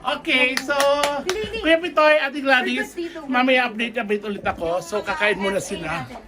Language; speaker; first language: Filipino; native; Filipino